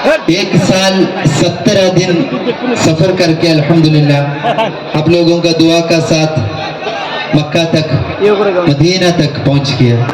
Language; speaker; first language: Hindi; non-native, local second language; Malayalam